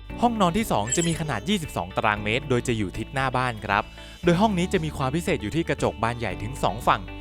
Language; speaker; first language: Thai; native; Thai